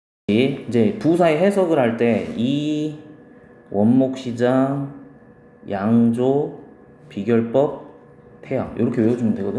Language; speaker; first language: Korean; native; Korean